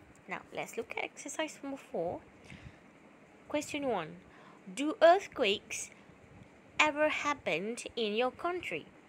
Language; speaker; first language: English; non-native, local second language; Malay